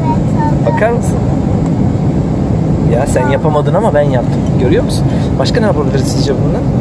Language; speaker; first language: Turkish; native; Turkish